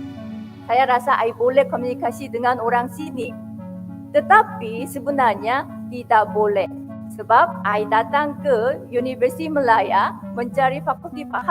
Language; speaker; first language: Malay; non-native, fluent; Korean